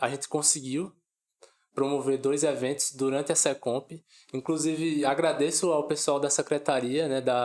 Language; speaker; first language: Portuguese; native; Portuguese